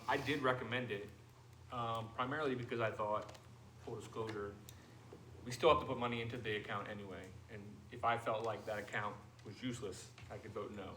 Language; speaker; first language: English; native; English